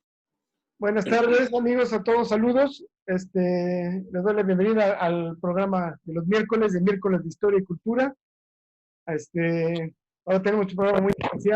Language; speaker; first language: Spanish; native; Spanish